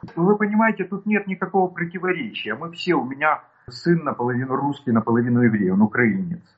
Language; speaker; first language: Russian; native; Russian